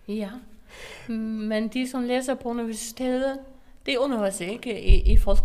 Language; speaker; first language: Danish; non-native, local second language; Faroese